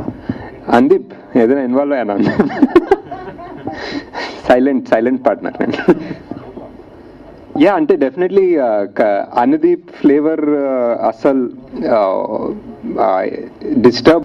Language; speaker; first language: Telugu; native; Telugu